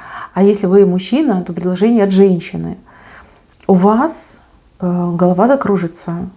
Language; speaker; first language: Russian; native; Russian